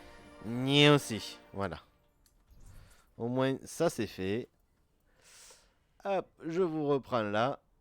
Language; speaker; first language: French; native; French